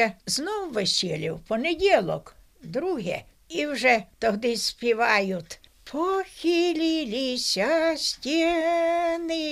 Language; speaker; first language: Ukrainian; native; Ukrainian